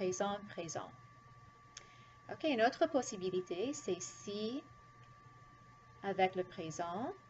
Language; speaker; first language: French; non-native, fluent; English